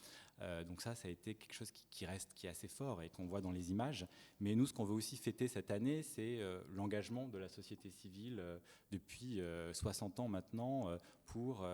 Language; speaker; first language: French; native; French